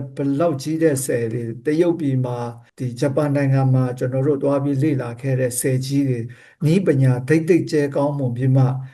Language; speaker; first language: Burmese; non-native, local second language; Kachin